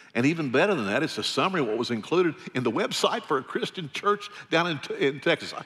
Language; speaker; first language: English; native; English